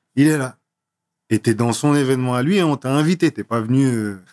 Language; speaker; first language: French; native; French